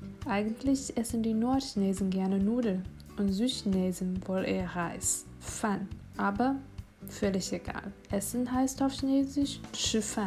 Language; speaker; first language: German; non-native, fluent; Chinese